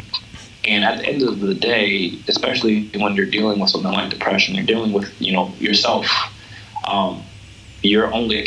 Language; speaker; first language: English; native; English